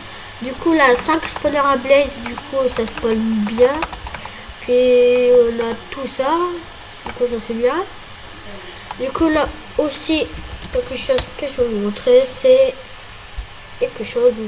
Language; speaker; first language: French; native; French